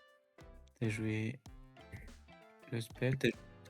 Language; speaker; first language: French; native; French